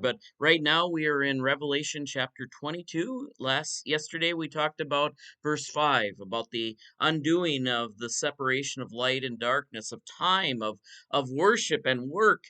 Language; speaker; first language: English; native; English